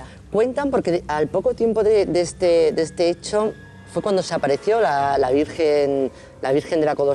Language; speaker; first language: Spanish; native; Spanish